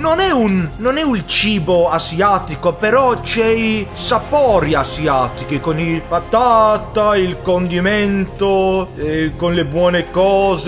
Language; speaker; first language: Italian; non-native, learner; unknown